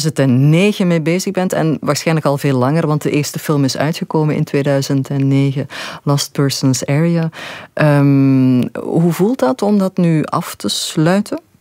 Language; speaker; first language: Dutch; native; Dutch